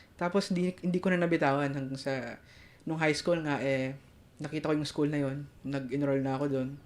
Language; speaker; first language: Filipino; non-native, local second language; Hiligaynon